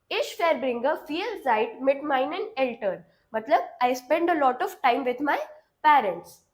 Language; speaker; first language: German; non-native, fluent; Hindi